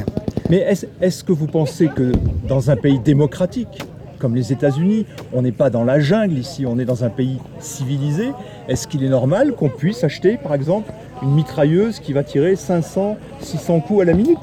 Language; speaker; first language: French; native; French